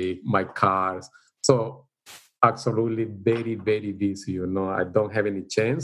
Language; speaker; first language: English; non-native, learner; Spanish